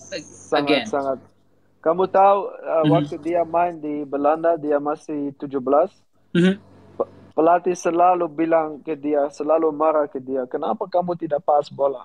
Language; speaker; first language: Indonesian; non-native, learner; Dutch